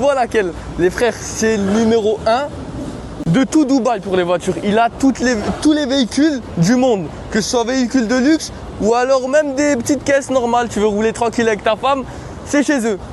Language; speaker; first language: French; native; French